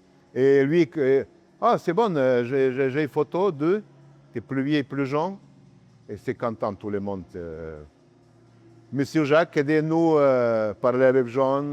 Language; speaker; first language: French; non-native, learner; Russian